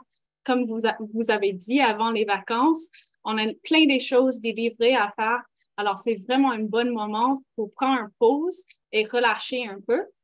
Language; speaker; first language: French; non-native, local second language; English